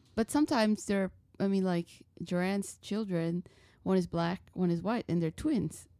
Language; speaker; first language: English; native; English